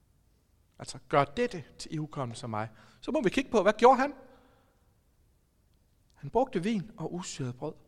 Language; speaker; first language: Danish; native; Danish